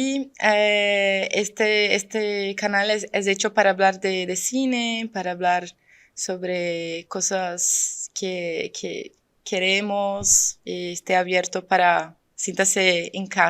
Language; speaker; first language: Spanish; non-native, fluent; Portuguese